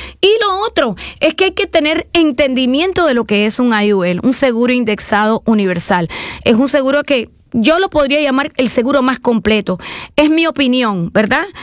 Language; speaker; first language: Spanish; native; Spanish